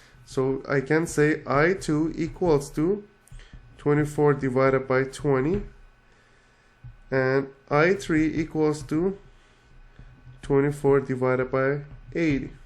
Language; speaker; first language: English; non-native, fluent; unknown